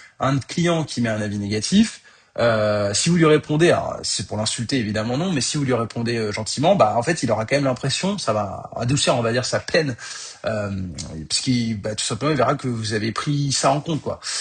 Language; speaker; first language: French; native; French